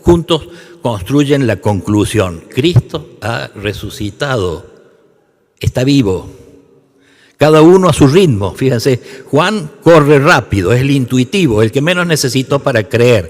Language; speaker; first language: Spanish; native; Spanish